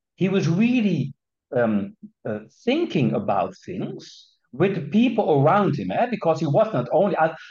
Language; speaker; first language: English; non-native, fluent; Dutch